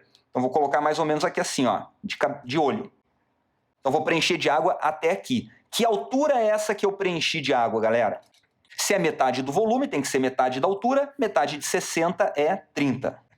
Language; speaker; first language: Portuguese; native; Portuguese